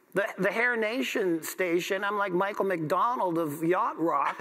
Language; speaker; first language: English; native; English